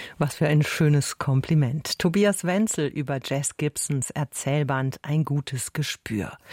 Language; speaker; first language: German; native; German